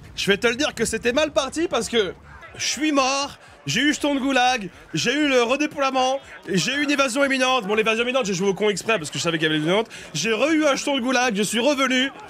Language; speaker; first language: French; native; French